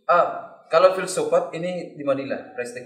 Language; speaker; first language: Indonesian; non-native, learner; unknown